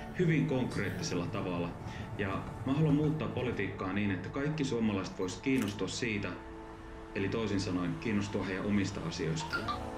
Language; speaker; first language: Finnish; native; Finnish